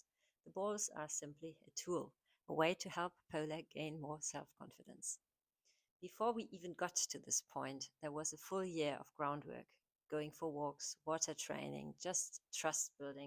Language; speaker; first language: English; non-native, fluent; German